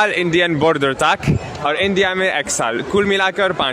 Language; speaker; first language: Hindi; non-native, learner; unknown